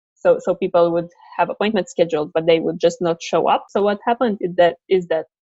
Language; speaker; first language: English; non-native, fluent; Romanian